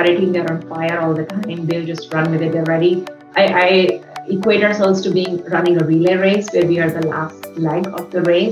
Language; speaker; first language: English; non-native, local second language; Hindi